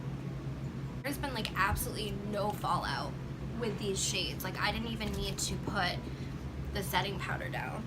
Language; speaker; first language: English; native; English